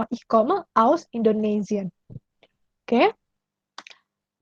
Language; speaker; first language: German; non-native, learner; Indonesian